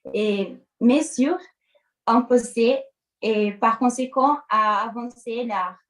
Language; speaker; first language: French; non-native, learner; Portuguese